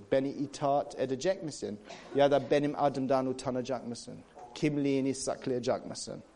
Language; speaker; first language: Turkish; non-native, fluent; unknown